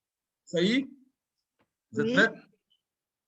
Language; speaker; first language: French; non-native, local second language; Arabic